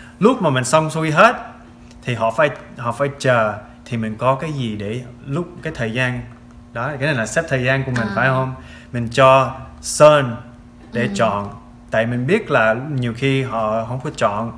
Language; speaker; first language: Vietnamese; non-native, fluent; English